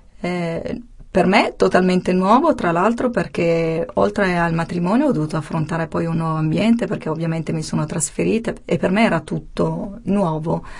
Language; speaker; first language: Italian; native; Italian